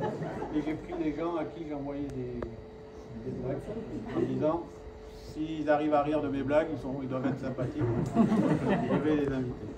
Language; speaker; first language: French; native; French